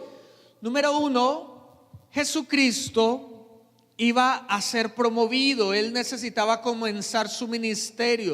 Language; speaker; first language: Spanish; native; Spanish